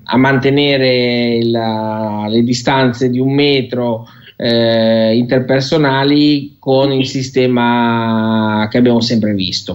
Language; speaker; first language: Italian; native; Italian